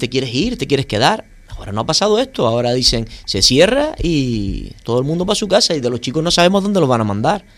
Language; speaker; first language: Spanish; native; Spanish